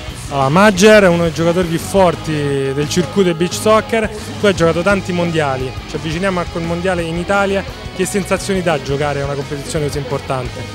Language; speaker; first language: Italian; native; Italian